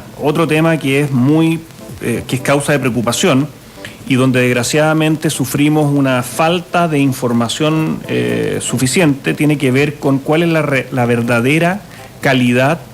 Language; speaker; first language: Spanish; native; Spanish